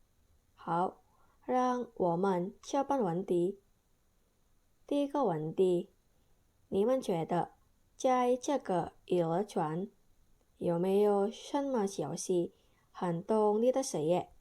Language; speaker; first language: Chinese; non-native, learner; Indonesian